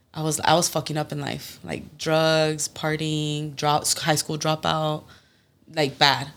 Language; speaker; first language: English; early bilingual, other home language; Spanish